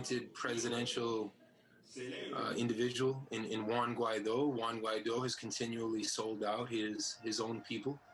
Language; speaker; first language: English; native; English